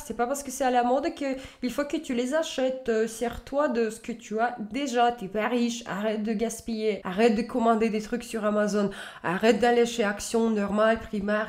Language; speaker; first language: French; native; French